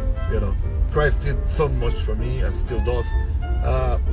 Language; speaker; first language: English; non-native, fluent; Spanish